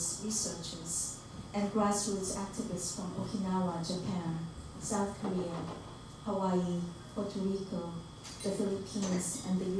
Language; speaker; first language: English; early bilingual, other home language; Korean